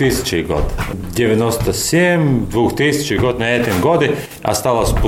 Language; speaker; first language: Russian; non-native, learner; Latvian